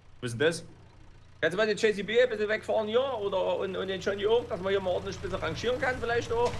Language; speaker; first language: German; native; German